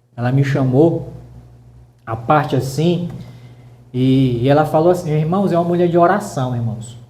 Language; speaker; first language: Portuguese; native; Portuguese